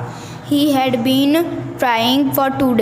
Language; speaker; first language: English; non-native, learner; Hindi